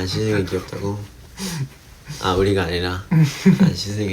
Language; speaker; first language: Korean; non-native, fluent; Japanese